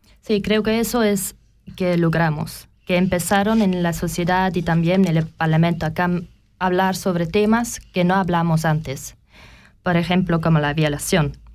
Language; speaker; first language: Spanish; non-native, learner; German